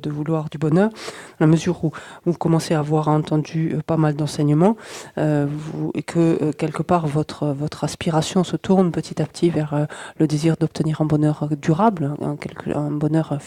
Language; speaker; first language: French; native; French